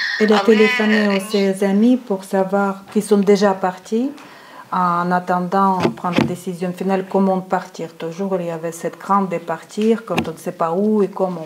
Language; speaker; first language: French; non-native, fluent; Ukrainian